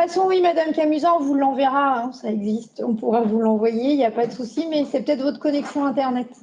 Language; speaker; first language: French; native; French